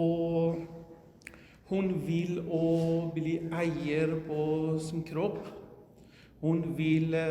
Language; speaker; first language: Norwegian; non-native, learner; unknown